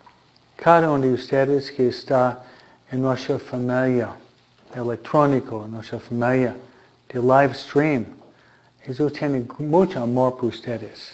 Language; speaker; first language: Spanish; non-native, fluent; Italian